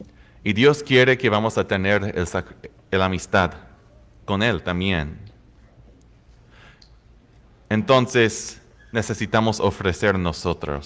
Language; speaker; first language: Spanish; non-native, fluent; English